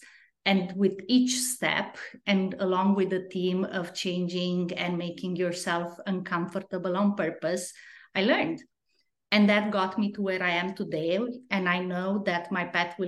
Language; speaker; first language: English; non-native, fluent; Romanian